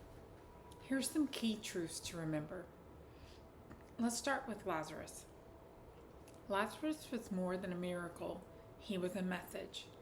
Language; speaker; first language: English; native; English